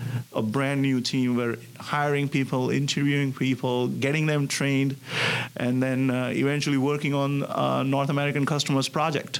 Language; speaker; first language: English; non-native, local second language; Gujarati